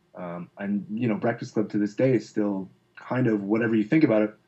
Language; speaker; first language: English; native; English